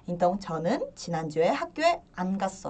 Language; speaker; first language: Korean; early bilingual, heritage; Korean